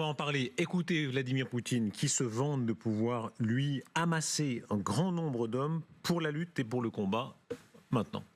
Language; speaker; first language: French; native; French